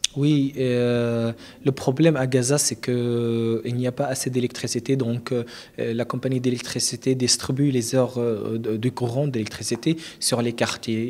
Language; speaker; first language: French; non-native, fluent; Arabic